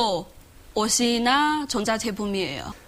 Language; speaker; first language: Korean; non-native, learner; Chinese